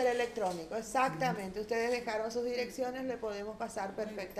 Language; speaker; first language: Spanish; native; Spanish